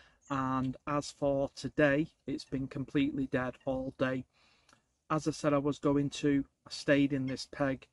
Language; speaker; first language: English; native; English